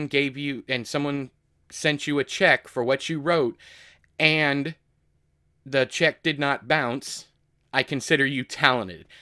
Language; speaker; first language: English; native; English